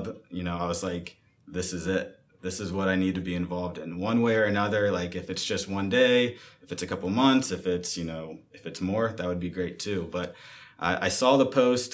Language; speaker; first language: English; native; English